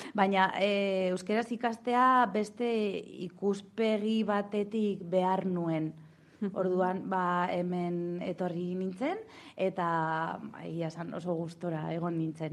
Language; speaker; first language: Basque; non-native, local second language; Spanish